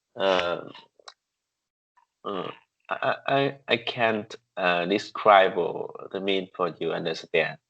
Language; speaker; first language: English; non-native, learner; Vietnamese